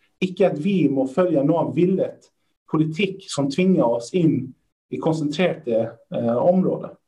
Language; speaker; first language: Swedish; early bilingual, other home language; Persian